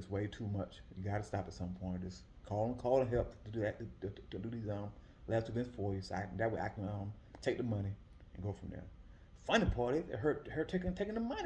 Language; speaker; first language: English; native; English